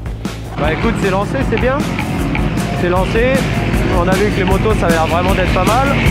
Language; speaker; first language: French; native; French